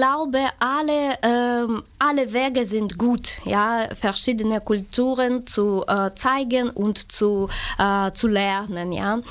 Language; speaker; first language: German; non-native, fluent; Ukrainian